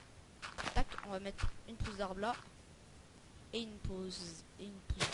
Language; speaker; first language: French; native; French